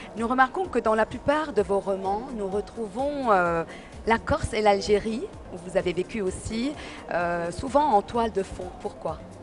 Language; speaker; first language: French; non-native, local second language; Arabic